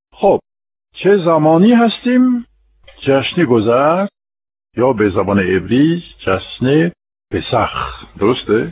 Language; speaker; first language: Persian; non-native, fluent; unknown